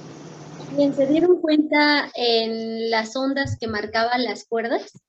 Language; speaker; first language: Spanish; native; Spanish